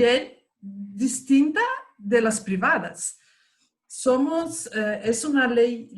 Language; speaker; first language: Spanish; non-native, fluent; Portuguese